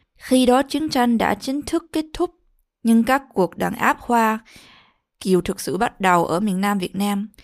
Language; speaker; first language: Vietnamese; early bilingual, heritage; Vietnamese